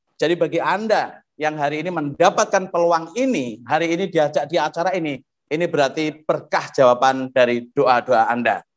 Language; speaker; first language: Indonesian; non-native, local second language; Javanese